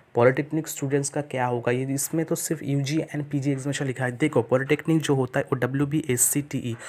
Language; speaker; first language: Hindi; non-native, local second language; Bangla